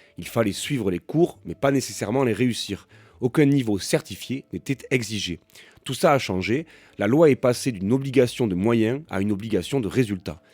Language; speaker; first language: French; native; French